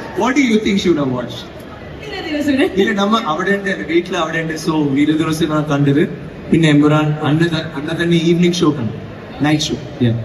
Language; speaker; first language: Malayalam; non-native, learner; Tamil